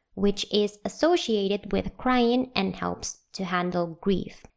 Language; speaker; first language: English; non-native, fluent; Spanish